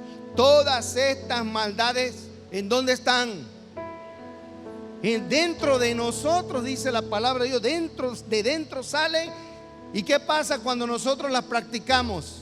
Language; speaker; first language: Spanish; native; Spanish